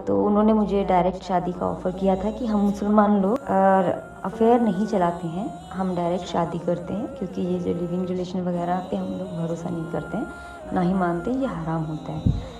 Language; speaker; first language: Hindi; native; Hindi